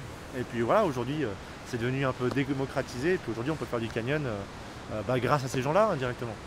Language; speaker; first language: French; native; French